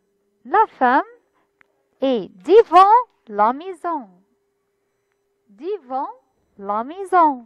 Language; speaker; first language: French; non-native, fluent; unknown